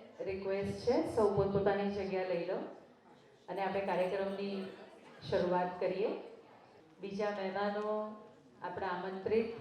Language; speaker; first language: Gujarati; native; Gujarati